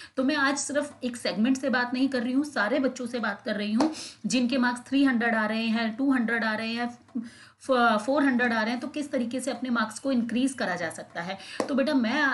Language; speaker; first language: Hindi; native; Hindi